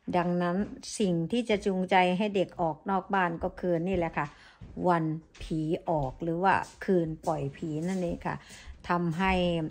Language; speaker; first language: Thai; native; Thai